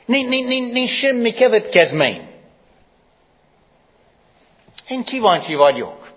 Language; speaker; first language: Hungarian; non-native, fluent; English